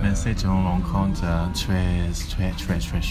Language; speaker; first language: French; non-native, learner; English